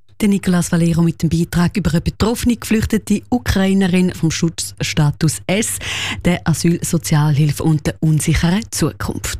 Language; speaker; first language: German; native; German